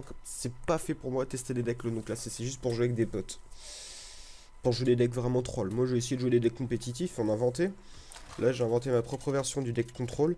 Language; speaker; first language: French; native; French